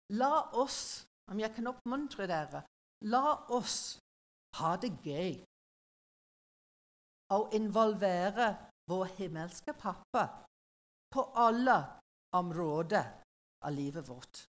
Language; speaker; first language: Norwegian; non-native, learner; English